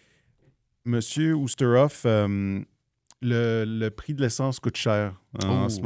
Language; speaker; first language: French; native; French